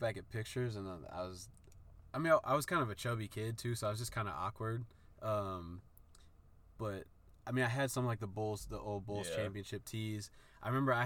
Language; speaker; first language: English; native; English